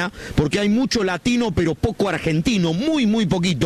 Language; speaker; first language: Spanish; native; Spanish